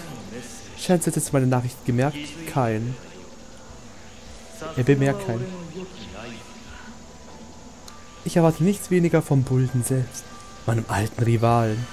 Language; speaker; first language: German; native; German